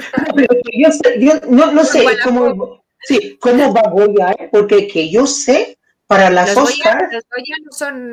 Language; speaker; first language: Spanish; non-native, fluent; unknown